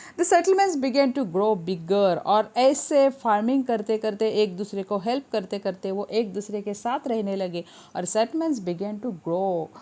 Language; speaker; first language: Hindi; non-native, local second language; Marathi